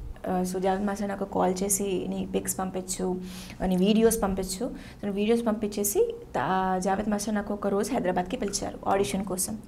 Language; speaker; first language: Telugu; non-native, learner; Hindi